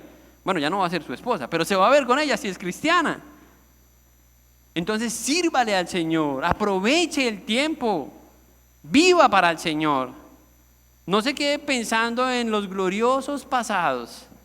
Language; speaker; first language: Spanish; native; Spanish